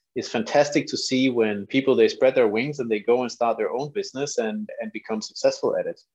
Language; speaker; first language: English; non-native, fluent; Danish